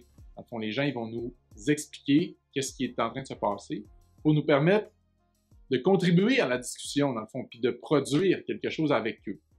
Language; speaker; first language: French; native; French